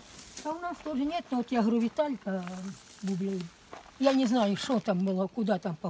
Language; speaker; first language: Russian; native; Russian